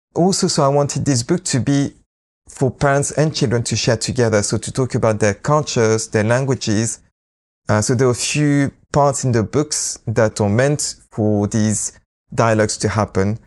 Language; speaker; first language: English; non-native, fluent; French